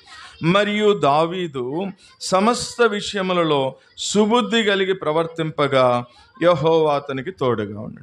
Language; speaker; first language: Telugu; native; Telugu